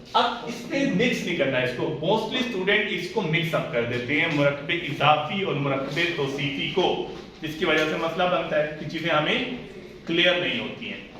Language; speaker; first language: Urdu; native; Urdu